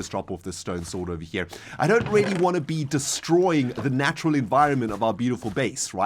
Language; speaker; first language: English; native; English